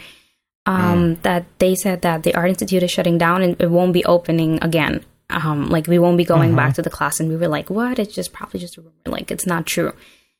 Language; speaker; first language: English; non-native, local second language; Urdu